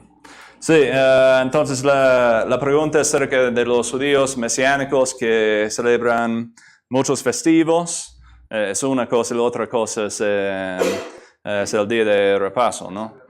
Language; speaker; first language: Spanish; non-native, fluent; English